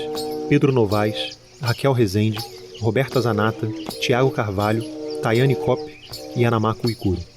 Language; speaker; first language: Portuguese; native; Portuguese